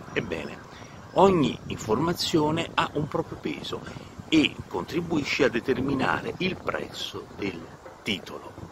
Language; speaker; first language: Italian; native; Italian